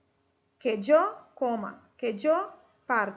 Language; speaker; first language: Spanish; non-native, fluent; Portuguese